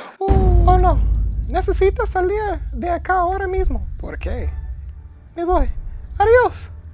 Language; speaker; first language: Spanish; non-native, learner; English